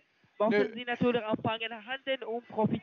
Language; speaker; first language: German; non-native, learner; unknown